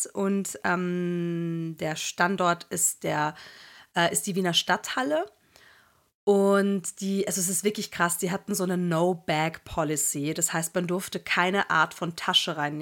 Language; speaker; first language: German; native; German